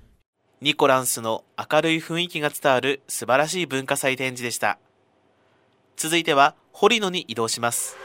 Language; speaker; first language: Japanese; native; Japanese